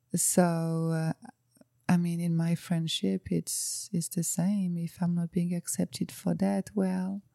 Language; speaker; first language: English; non-native, fluent; French